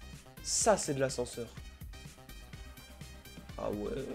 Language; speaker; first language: French; native; French